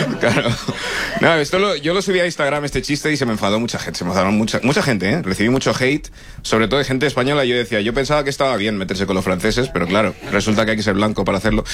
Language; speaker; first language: Spanish; early bilingual, other home language; English